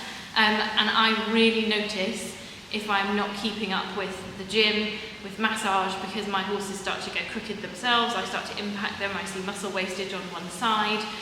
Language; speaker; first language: English; native; English